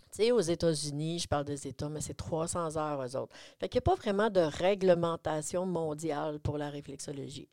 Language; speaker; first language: French; native; French